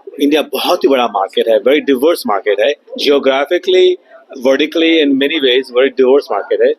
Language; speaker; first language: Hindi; non-native, local second language; Gujarati